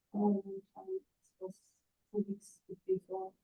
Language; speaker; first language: English; non-native, learner; German